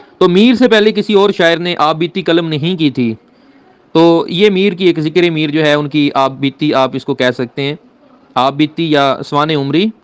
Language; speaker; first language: Urdu; native; Urdu